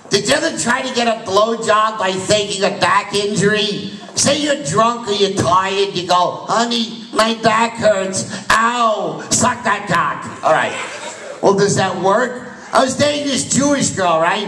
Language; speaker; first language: English; native; English